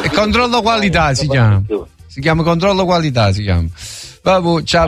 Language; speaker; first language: Italian; native; Italian